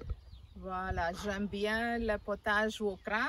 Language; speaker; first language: French; non-native, fluent; Tamil